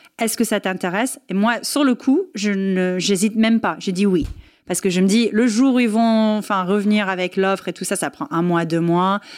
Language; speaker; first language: French; non-native, fluent; English